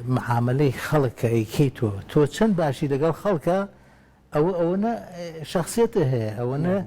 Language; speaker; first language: Central Kurdish; non-native, local second language; Assyrian Neo-Aramaic